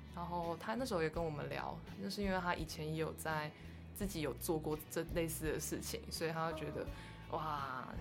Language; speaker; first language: Chinese; native; Chinese